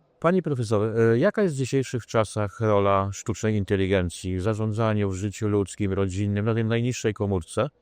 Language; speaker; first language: Polish; native; Polish